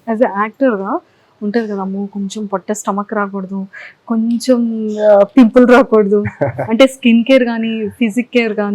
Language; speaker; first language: Telugu; native; Telugu